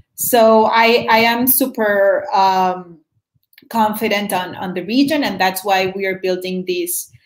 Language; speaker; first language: English; non-native, fluent; Spanish